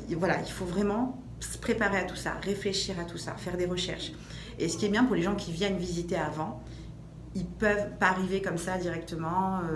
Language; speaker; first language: French; native; French